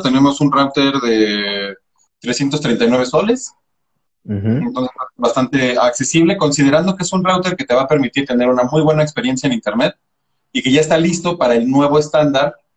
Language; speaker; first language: Spanish; native; Spanish